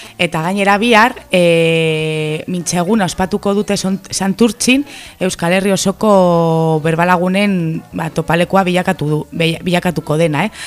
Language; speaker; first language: Basque; native; Basque